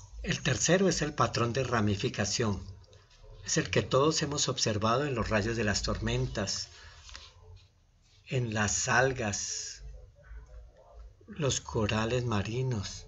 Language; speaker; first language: Spanish; native; Spanish